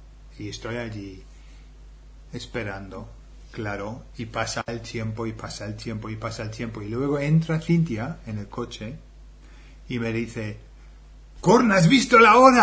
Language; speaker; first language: Spanish; non-native, fluent; English